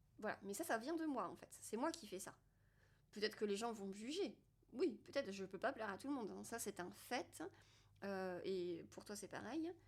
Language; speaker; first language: French; native; French